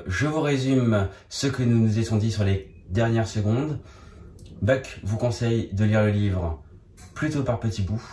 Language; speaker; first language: French; native; French